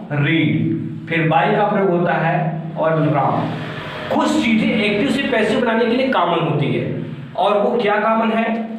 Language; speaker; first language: Hindi; native; Hindi